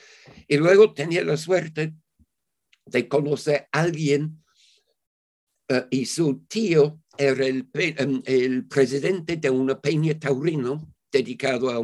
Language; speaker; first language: Spanish; non-native, fluent; English